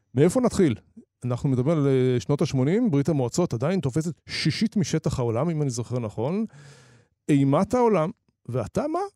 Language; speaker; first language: Hebrew; native; Hebrew